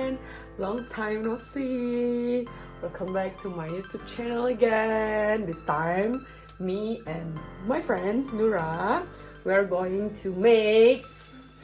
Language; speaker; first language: English; non-native, learner; Indonesian